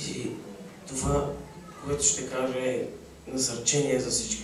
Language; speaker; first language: Bulgarian; early bilingual, heritage; Bulgarian